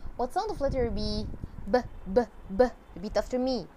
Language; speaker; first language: English; non-native, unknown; Arabic